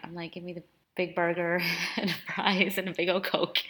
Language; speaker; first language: English; early bilingual, other home language; Spanish